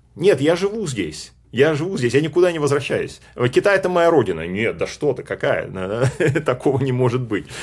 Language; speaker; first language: Russian; native; Russian